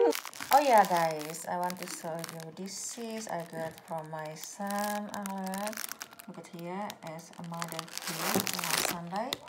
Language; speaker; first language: English; non-native, learner; Indonesian